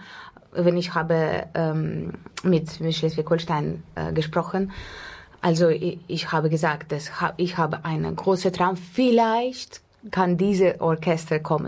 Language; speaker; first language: German; non-native, learner; Russian